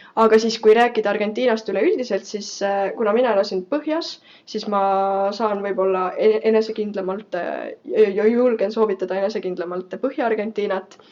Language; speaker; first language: Estonian; native; Estonian